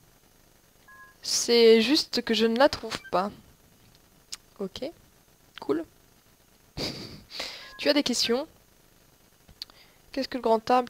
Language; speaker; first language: French; native; French